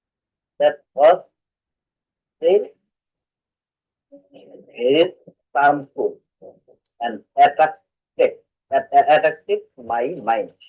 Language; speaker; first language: English; non-native, learner; Bangla